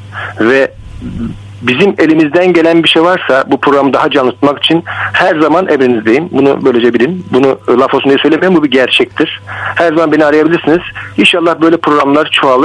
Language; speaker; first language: Turkish; native; Turkish